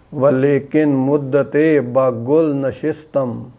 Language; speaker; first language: Persian; non-native, fluent; Urdu